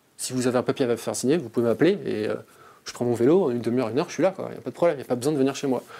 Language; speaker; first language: French; native; French